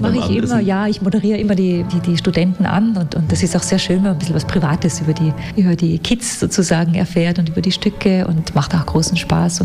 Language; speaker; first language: German; native; German